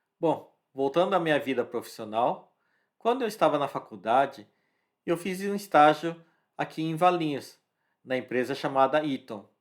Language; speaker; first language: Portuguese; early bilingual, other home language; Japanese